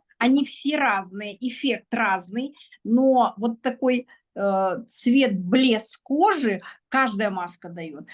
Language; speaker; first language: Russian; native; Russian